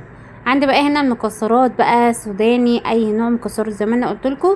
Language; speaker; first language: Arabic; native; Arabic